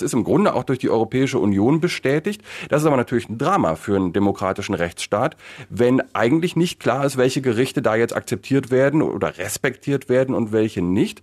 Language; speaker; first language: German; native; German